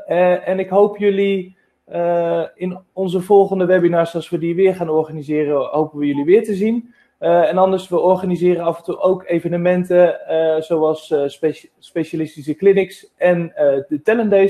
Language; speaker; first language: Dutch; native; Dutch